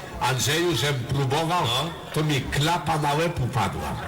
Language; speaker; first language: Polish; native; Polish